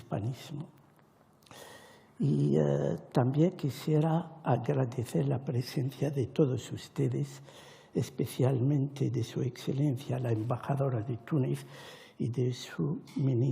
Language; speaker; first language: Spanish; non-native, fluent; Arabic